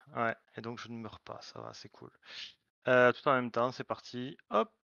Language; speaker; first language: French; native; French